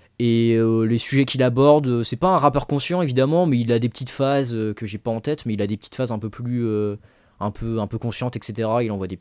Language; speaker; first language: French; native; French